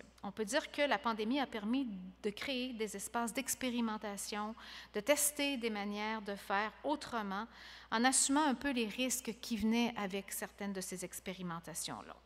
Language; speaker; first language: French; native; French